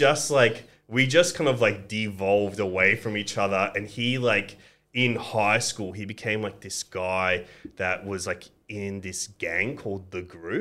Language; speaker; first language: English; early bilingual, other home language; Greek